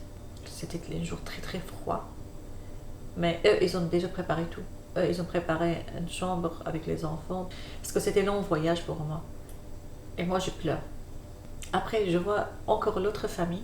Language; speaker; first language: French; non-native, learner; Arabic